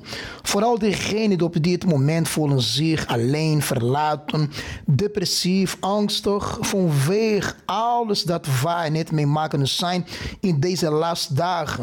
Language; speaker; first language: Dutch; non-native, fluent; Portuguese